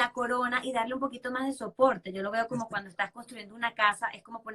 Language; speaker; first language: Spanish; native; Spanish